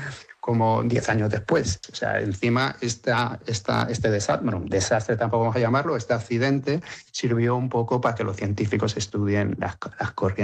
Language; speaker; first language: Spanish; native; Spanish